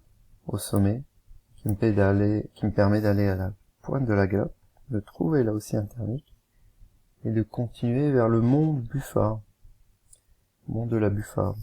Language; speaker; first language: French; native; French